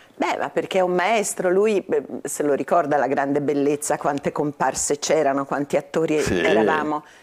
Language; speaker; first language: Italian; native; Italian